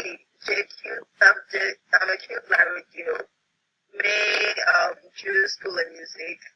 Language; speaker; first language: French; non-native, learner; English